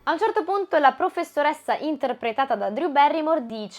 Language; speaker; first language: Italian; native; Italian